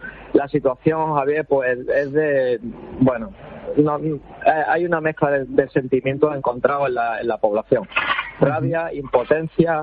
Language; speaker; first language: Spanish; native; Spanish